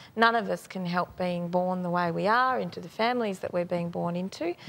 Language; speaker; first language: English; native; English